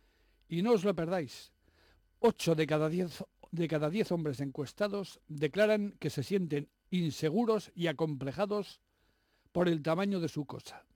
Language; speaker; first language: Spanish; native; Spanish